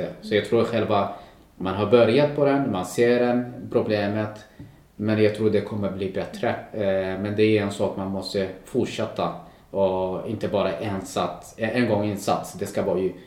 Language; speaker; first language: Swedish; non-native, local second language; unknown